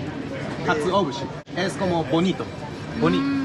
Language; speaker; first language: Spanish; non-native, learner; Japanese